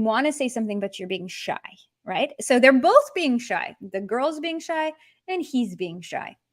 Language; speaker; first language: English; native; English